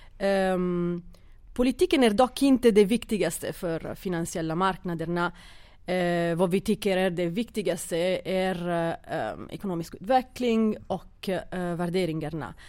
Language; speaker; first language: Swedish; non-native, fluent; Italian